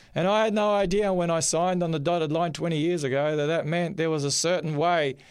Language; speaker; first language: English; early bilingual, other home language; Macedonian